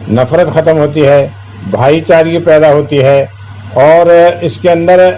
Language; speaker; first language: Urdu; native; Urdu